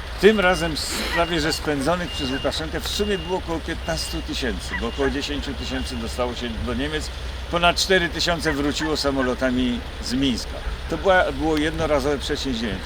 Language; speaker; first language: Polish; native; Polish